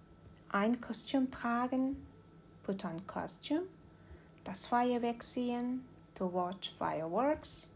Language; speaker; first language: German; non-native, learner; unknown